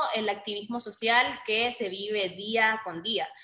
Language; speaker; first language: Spanish; native; Spanish